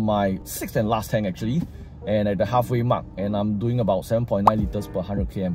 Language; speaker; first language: English; native; English